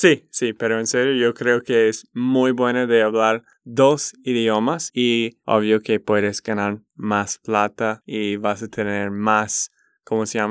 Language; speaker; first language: Spanish; non-native, learner; English